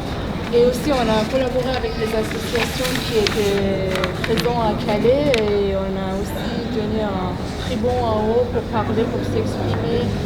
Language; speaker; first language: French; non-native, fluent; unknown